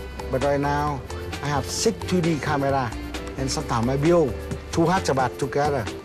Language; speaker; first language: English; non-native, learner; Vietnamese